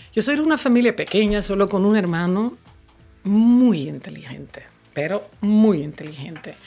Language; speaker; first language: Spanish; non-native, fluent; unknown